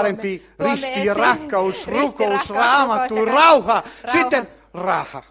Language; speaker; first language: Finnish; non-native, learner; Italian